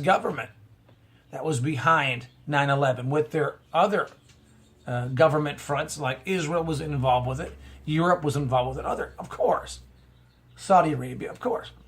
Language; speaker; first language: English; native; English